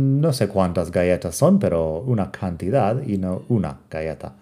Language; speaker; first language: Spanish; non-native, fluent; English